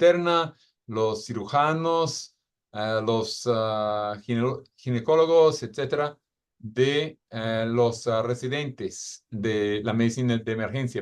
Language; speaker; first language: Spanish; non-native, fluent; English